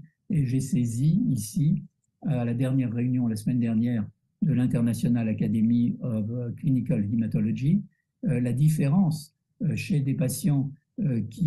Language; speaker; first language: French; native; French